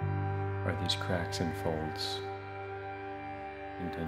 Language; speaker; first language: English; native; English